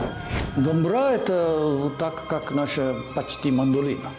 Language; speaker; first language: Russian; non-native, learner; Italian